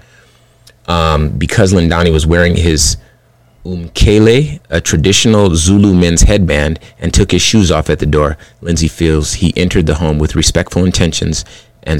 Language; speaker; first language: English; early bilingual, other home language; Spanish